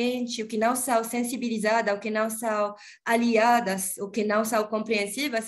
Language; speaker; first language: Portuguese; non-native, learner; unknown